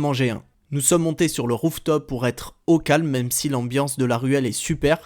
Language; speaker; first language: French; native; French